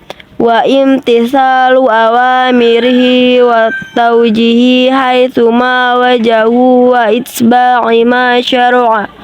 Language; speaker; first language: Arabic; non-native, learner; Indonesian